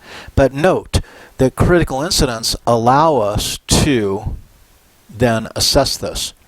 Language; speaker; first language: English; native; English